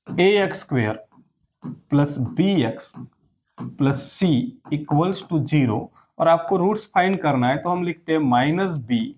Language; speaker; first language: Hindi; non-native, local second language; Marathi